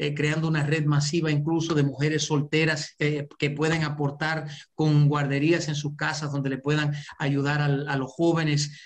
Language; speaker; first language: Spanish; early bilingual, heritage; Spanish